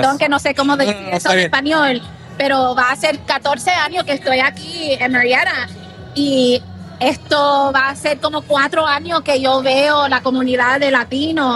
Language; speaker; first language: Spanish; early bilingual, heritage; English